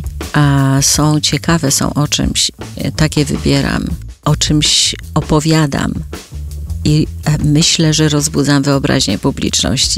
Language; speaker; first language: Polish; native; Polish